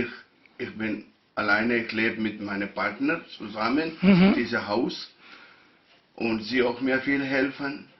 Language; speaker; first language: German; non-native, learner; Urdu